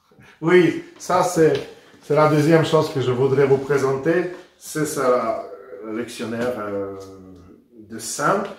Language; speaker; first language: French; non-native, fluent; Polish